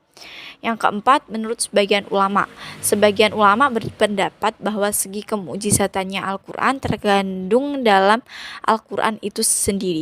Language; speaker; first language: Indonesian; native; Indonesian